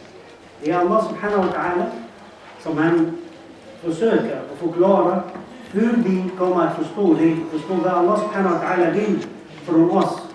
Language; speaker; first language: Swedish; non-native, fluent; Arabic